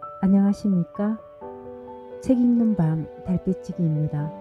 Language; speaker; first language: Korean; native; Korean